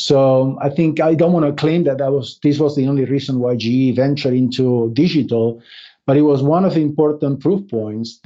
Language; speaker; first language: English; non-native, fluent; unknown